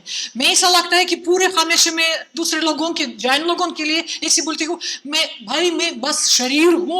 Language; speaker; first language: Hindi; non-native, fluent; Russian